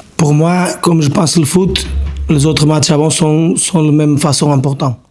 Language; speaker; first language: French; non-native, learner; Portuguese